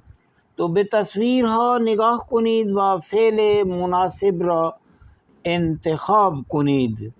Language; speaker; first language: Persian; non-native, fluent; Urdu